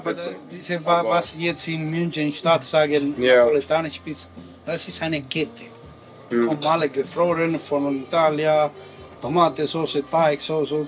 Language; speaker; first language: German; non-native, learner; Italian